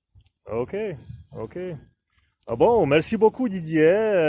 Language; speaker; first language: French; non-native, fluent; Czech